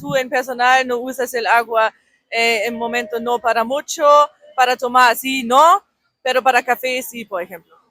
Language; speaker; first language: Spanish; non-native, fluent; German